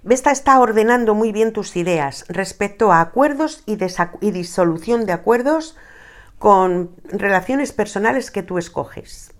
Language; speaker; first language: Spanish; native; Spanish